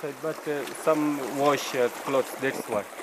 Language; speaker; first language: English; non-native, learner; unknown